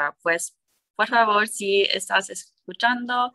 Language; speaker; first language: Spanish; non-native, learner; English